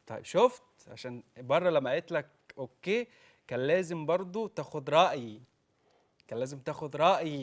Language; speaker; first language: Arabic; native; Arabic